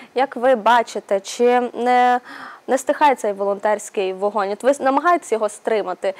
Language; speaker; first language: Ukrainian; native; Ukrainian